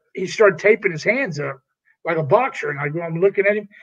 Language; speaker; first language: English; native; English